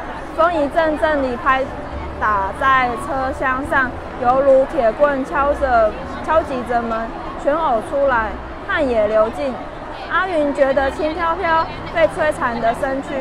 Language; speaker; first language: Chinese; native; Chinese